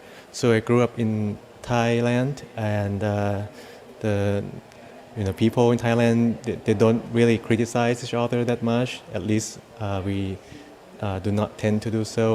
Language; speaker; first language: English; non-native, fluent; Thai